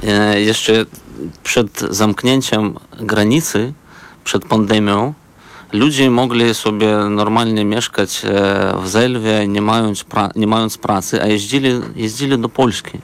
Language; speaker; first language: Polish; non-native, fluent; Belarusian